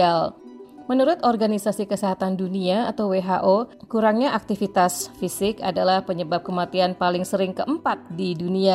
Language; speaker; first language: Indonesian; native; Indonesian